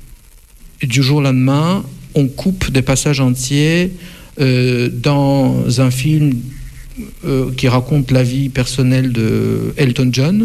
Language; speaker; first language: French; non-native, fluent; Russian